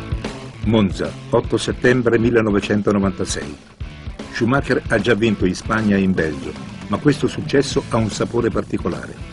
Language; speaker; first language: Italian; native; Italian